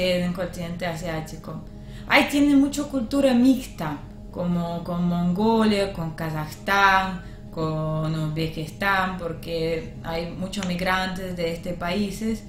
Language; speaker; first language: Spanish; non-native, learner; Russian